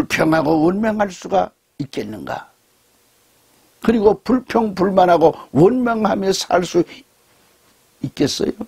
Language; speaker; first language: Korean; native; Korean